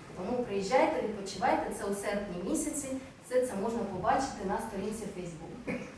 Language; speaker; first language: Ukrainian; native; Ukrainian